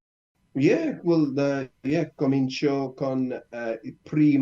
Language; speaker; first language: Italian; non-native, learner; English